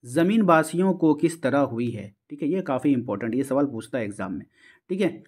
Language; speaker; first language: Hindi; native; Hindi